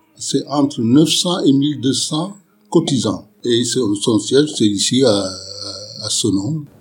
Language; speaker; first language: French; non-native, local second language; Wolof